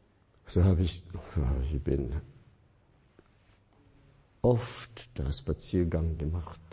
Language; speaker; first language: German; non-native, fluent; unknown